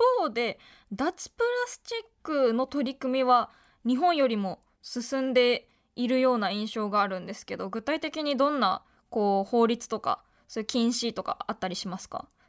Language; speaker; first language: Japanese; native; Japanese